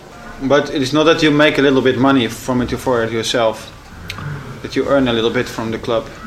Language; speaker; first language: English; non-native, fluent; Dutch